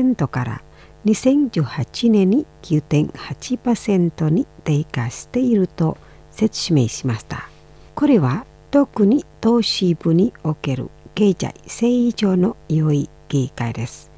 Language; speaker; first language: Japanese; non-native, fluent; Indonesian